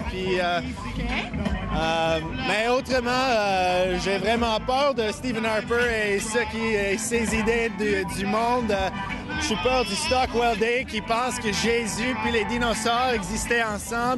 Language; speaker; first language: French; non-native, local second language; English